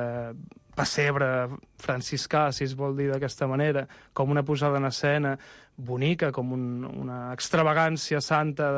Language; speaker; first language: Catalan; native; Catalan